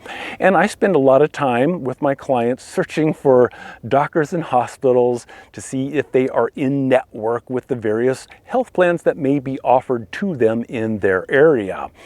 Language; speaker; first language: English; native; English